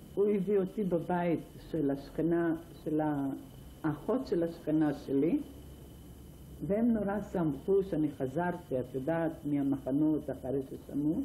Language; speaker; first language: Hebrew; non-native, fluent; Ladino